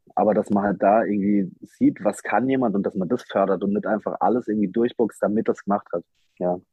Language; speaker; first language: German; native; German